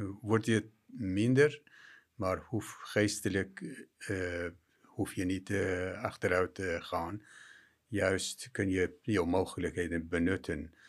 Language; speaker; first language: Dutch; non-native, fluent; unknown